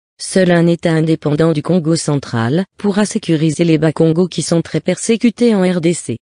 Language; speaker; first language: French; non-native, local second language; Lingala